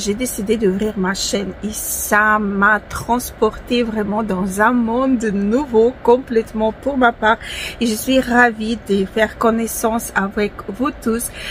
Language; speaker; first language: French; non-native, fluent; Ukrainian